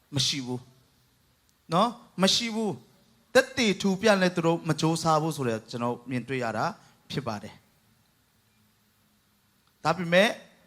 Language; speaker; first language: Burmese; non-native, local second language; Tedim Chin